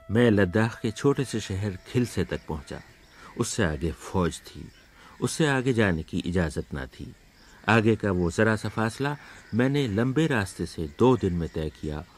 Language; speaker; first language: Urdu; native; Urdu